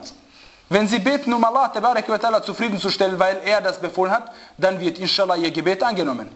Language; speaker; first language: German; non-native, fluent; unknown